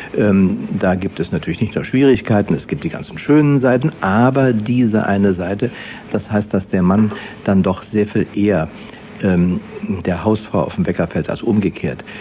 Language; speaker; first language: German; native; German